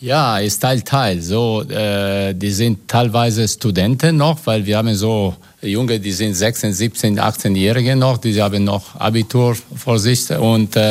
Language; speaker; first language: German; non-native, fluent; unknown